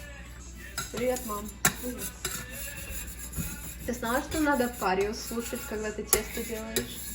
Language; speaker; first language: Russian; early bilingual, heritage; Russian